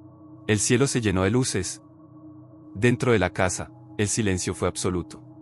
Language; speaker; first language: Spanish; native; Spanish